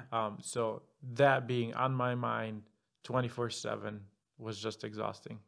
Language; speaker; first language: English; non-native, fluent; Arabic